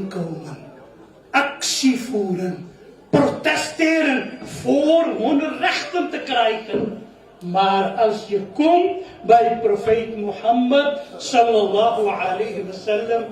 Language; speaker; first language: Dutch; non-native, fluent; Urdu